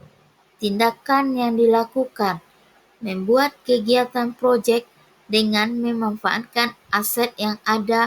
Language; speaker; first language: Indonesian; native; Indonesian